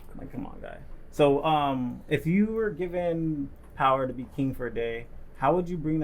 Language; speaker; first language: English; native; English